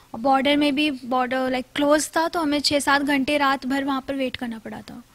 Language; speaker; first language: Hindi; native; Hindi